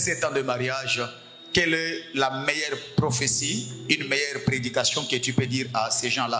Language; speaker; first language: French; non-native, local second language; Lingala